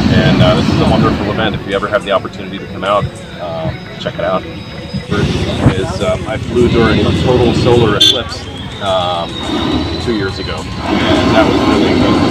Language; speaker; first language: English; native; English